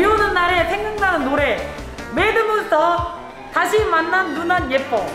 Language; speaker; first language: Korean; native; Korean